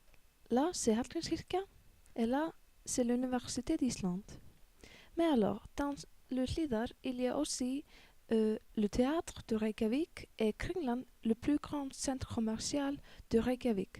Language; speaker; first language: French; non-native, learner; Icelandic